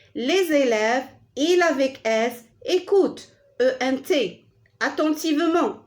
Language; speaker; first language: French; non-native, local second language; Arabic